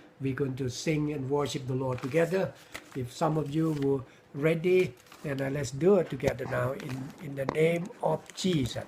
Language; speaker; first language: English; non-native, fluent; Thai